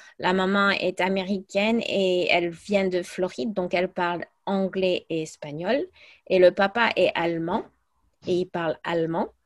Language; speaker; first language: French; early bilingual, other home language; English